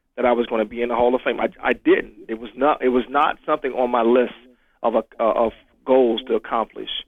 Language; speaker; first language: English; native; English